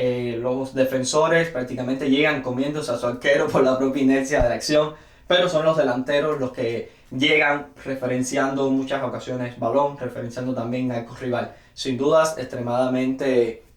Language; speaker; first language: Spanish; native; Spanish